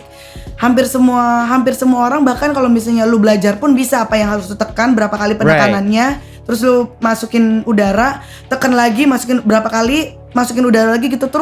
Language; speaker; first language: Indonesian; native; Indonesian